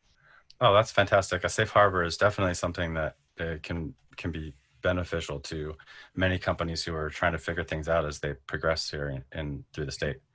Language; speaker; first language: English; native; English